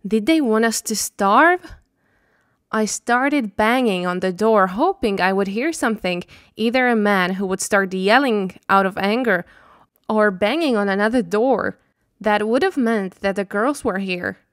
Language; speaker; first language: English; non-native, fluent; Slovak